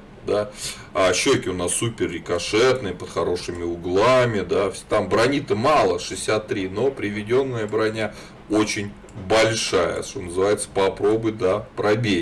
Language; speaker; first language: Russian; native; Russian